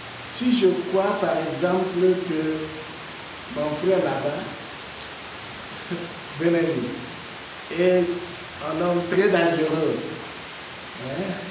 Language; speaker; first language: French; non-native, learner; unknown